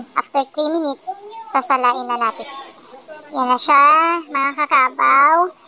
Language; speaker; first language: Filipino; non-native, local second language; Pangasinan